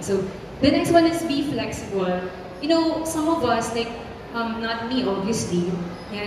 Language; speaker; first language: English; non-native, local second language; Filipino